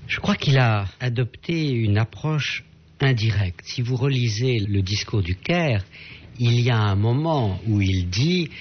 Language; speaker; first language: French; native; French